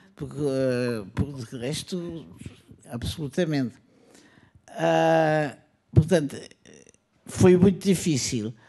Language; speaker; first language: Portuguese; non-native, fluent; French